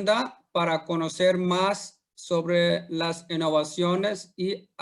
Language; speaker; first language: Spanish; non-native, fluent; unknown